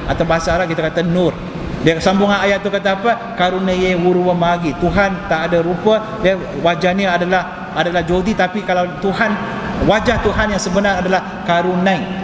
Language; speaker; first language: Malay; non-native, local second language; Tamil